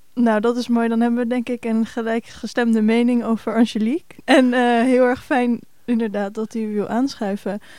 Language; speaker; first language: Dutch; native; Dutch